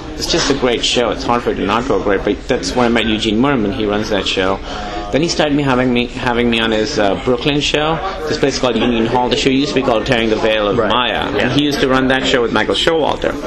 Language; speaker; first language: English; non-native, local second language; Urdu